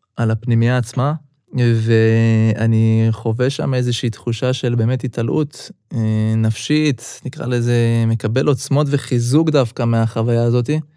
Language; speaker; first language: Hebrew; early bilingual, other home language; Russian